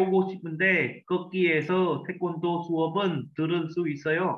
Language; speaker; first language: Korean; non-native, fluent; Vietnamese